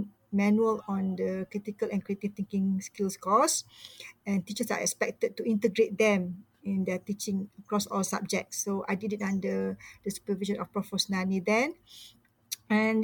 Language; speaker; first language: English; non-native, local second language; Malay